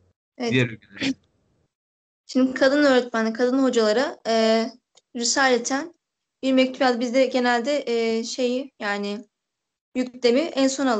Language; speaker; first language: Turkish; native; Turkish